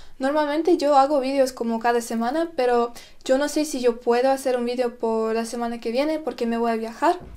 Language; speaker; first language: Spanish; non-native, fluent; Russian